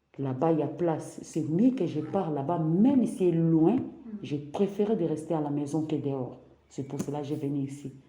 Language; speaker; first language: French; non-native, local second language; Lingala